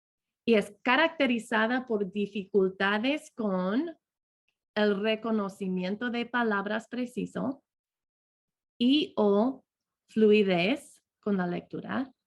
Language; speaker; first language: Spanish; non-native, fluent; English